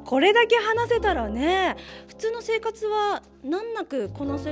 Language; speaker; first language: Japanese; native; Japanese